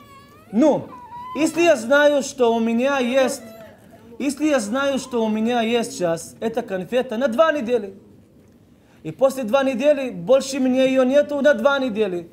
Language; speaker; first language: Russian; early bilingual, heritage; Hebrew